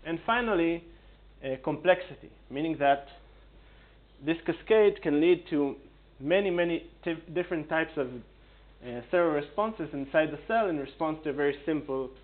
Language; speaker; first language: English; non-native, fluent; Hebrew